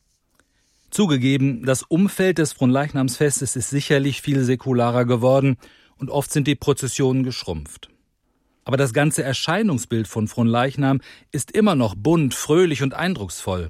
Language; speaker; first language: German; native; German